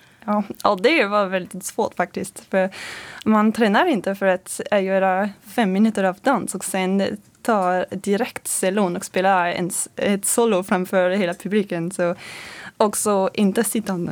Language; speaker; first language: Swedish; non-native, fluent; French